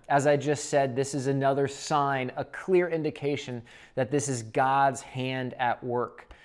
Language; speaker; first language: English; native; English